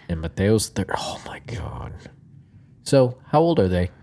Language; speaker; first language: English; native; English